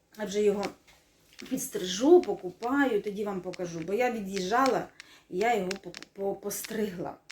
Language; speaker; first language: Ukrainian; non-native, local second language; Russian